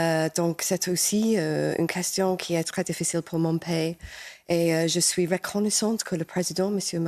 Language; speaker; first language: French; non-native, fluent; English